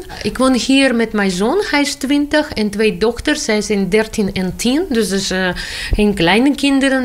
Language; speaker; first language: Dutch; non-native, learner; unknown